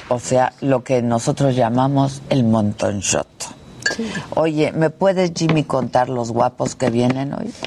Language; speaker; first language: Spanish; native; Spanish